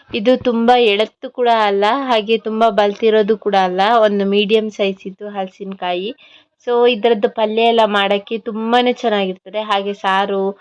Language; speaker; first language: Kannada; non-native, local second language; Tulu